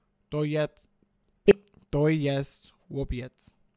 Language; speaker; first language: Polish; non-native, learner; English